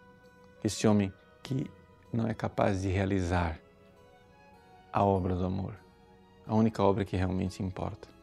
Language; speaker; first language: Portuguese; native; Portuguese